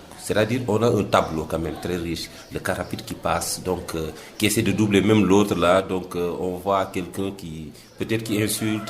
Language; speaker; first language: French; non-native, local second language; Wolof